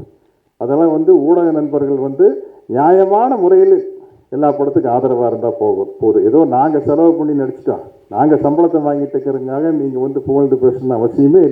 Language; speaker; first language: Tamil; native; Tamil